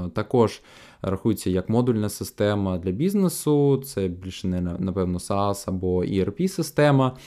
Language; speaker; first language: Ukrainian; non-native, local second language; Russian